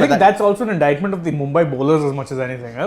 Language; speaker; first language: English; non-native, local second language; Hindi